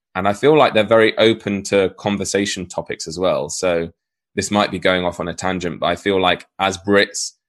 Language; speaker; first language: English; native; English